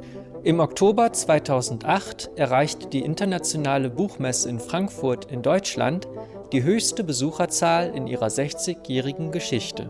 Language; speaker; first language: German; native; German